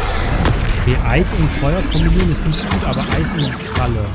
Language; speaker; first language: German; native; German